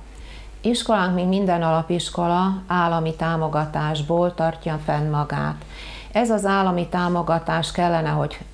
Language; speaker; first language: Hungarian; native; Hungarian